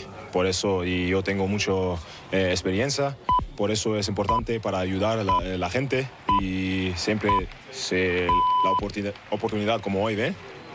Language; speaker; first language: Spanish; non-native, learner; German